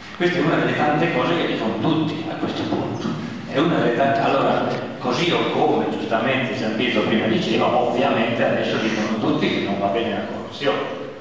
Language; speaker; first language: Italian; native; Italian